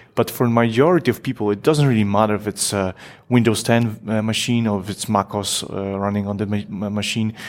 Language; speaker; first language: English; non-native, fluent; Polish